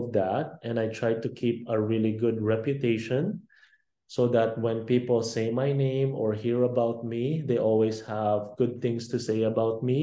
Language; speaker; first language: English; non-native, local second language; Filipino